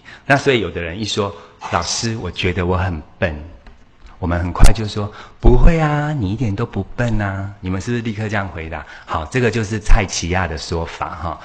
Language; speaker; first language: Chinese; native; Chinese